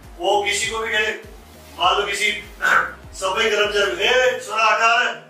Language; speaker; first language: Hindi; non-native, local second language; Marwari